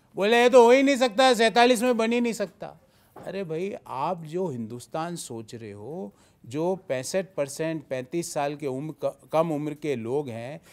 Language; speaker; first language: Hindi; native; Hindi